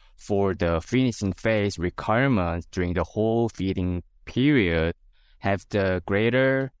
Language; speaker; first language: English; non-native, fluent; Korean